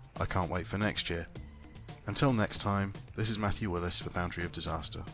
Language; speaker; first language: English; native; English